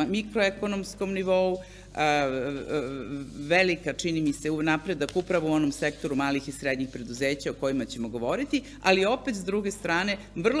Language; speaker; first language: Serbian; native; Serbian